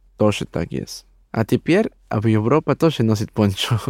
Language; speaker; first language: Russian; non-native, learner; Spanish